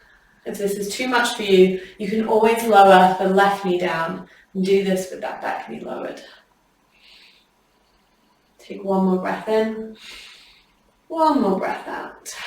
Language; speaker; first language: English; native; English